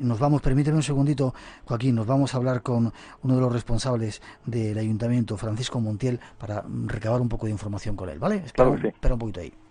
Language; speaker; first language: Spanish; native; Spanish